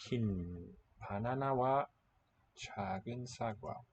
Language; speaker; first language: Korean; non-native, learner; English